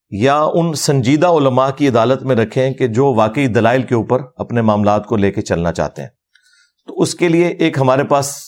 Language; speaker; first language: Urdu; non-native, local second language; Punjabi